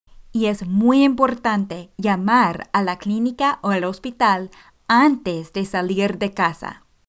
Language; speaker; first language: Spanish; non-native, fluent; English